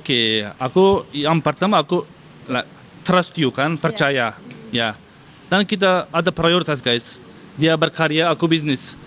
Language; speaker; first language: Indonesian; non-native, learner; Turkish